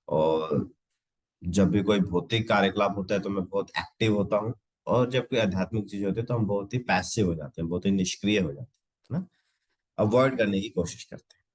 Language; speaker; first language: Hindi; non-native, local second language; Punjabi